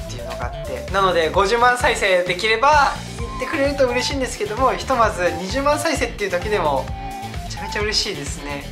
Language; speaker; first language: Japanese; non-native, fluent; Korean